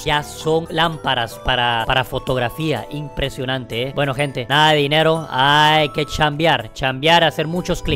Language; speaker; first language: Spanish; native; Spanish